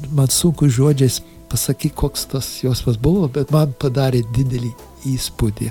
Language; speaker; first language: Lithuanian; early bilingual, heritage; Lithuanian